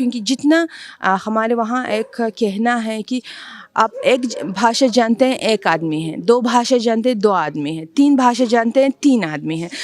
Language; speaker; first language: Hindi; non-native, fluent; Uzbek